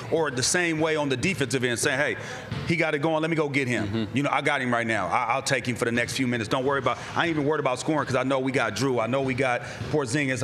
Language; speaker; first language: English; native; English